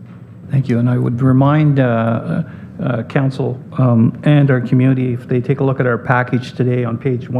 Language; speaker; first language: English; native; English